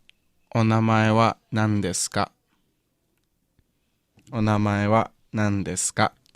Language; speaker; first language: Japanese; non-native, learner; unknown